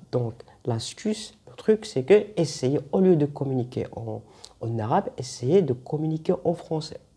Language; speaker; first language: French; non-native, local second language; Arabic